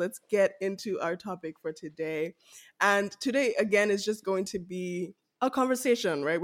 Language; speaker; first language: English; non-native, local second language; Yoruba